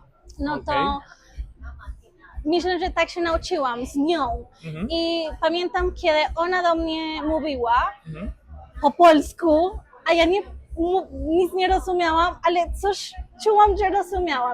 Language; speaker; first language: Polish; non-native, fluent; Spanish